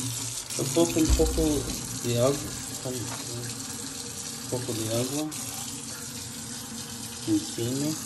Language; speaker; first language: Portuguese; non-native, fluent; Norwegian